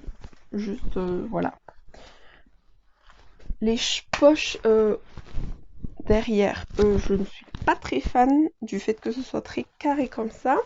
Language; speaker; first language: French; native; French